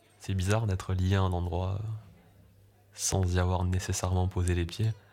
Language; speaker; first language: French; native; French